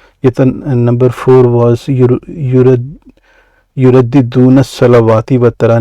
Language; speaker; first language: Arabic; non-native, fluent; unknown